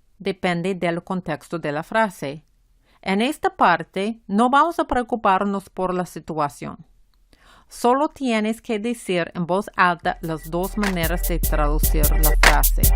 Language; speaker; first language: Spanish; non-native, fluent; English